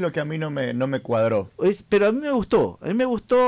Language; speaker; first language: Spanish; native; Spanish